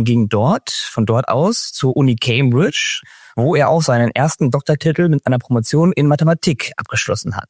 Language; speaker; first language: German; native; German